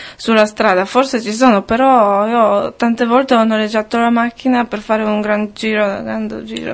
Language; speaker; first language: Italian; non-native, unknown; Polish